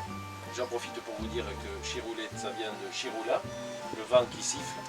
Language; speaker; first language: French; native; French